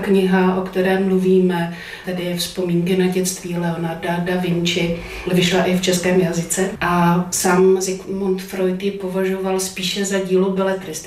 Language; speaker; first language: Czech; native; Czech